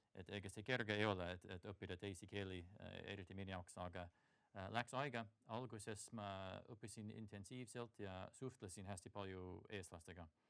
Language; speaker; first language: Estonian; non-native, fluent; English